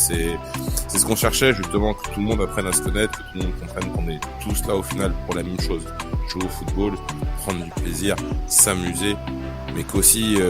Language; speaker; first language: French; native; French